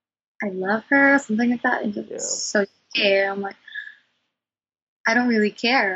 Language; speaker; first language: English; non-native, local second language; Cebuano